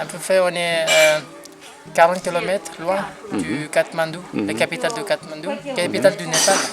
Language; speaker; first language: French; non-native, learner; Nepali